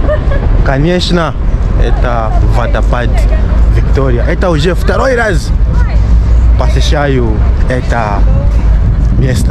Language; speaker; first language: Russian; non-native, fluent; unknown